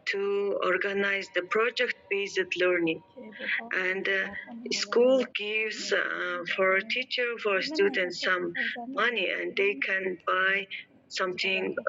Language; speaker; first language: English; non-native, learner; Mongolian